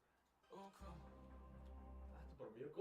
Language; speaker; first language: Icelandic; native; Icelandic